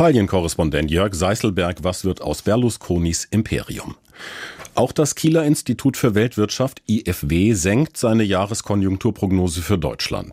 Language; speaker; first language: German; native; German